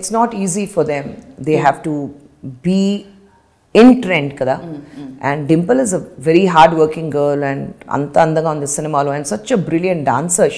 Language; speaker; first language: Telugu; non-native, fluent; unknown